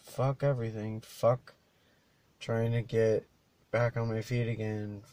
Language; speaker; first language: English; native; English